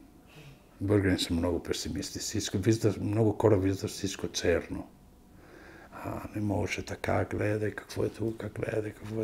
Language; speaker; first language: Bulgarian; non-native, fluent; Italian